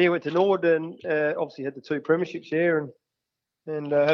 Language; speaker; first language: English; native; English